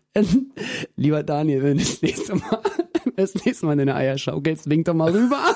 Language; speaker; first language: German; early bilingual, other home language; Russian